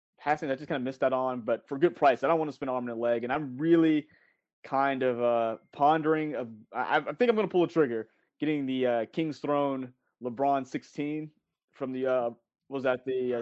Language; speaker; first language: English; native; English